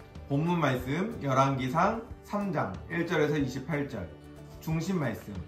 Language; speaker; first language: Korean; native; Korean